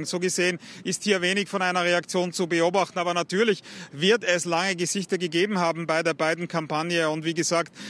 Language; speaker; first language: German; native; German